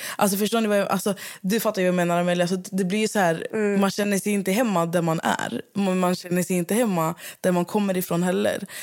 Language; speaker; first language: Swedish; native; Swedish